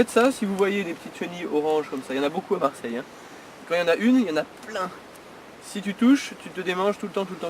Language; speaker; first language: French; native; French